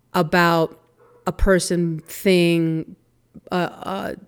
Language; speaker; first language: English; native; English